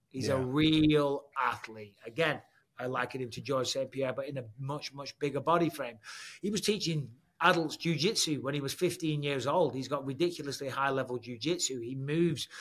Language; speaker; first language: English; native; English